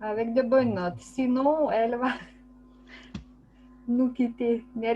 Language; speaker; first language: French; non-native, fluent; Lithuanian